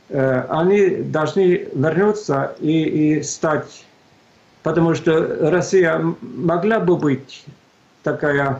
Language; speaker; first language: Russian; non-native, fluent; Swedish